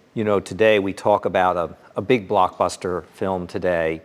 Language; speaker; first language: English; native; English